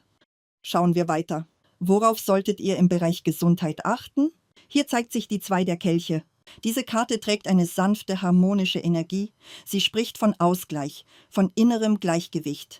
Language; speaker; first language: German; native; German